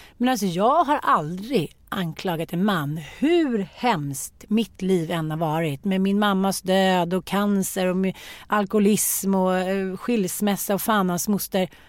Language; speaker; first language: Swedish; native; Swedish